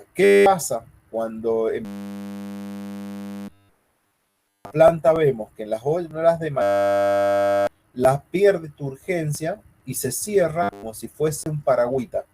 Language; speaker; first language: Spanish; native; Spanish